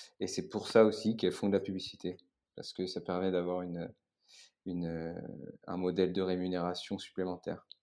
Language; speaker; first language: French; native; French